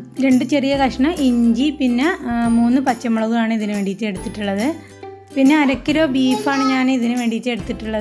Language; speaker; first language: Malayalam; native; Malayalam